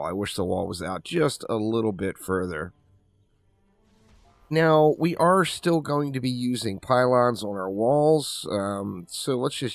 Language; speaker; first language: English; native; English